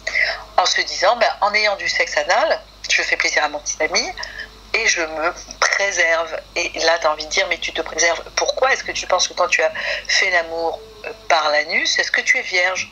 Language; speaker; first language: French; native; French